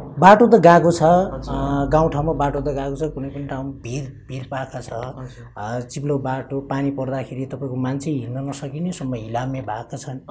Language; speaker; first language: Nepali; non-native, local second language; Eastern Tamang